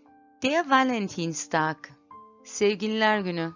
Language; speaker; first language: German; non-native, fluent; Turkish